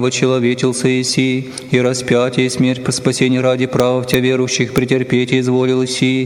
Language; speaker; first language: Russian; native; Russian